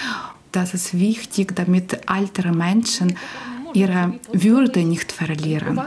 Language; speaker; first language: German; non-native, learner; Ukrainian